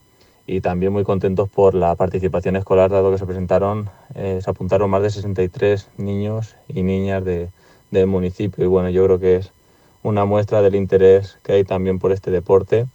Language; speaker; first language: Spanish; native; Spanish